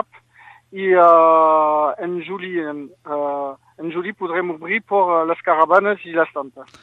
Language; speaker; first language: Catalan; non-native, local second language; French